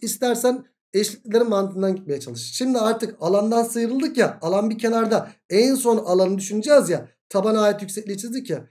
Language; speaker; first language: Turkish; native; Turkish